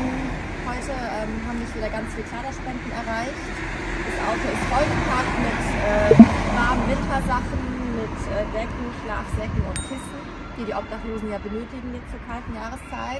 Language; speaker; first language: German; native; German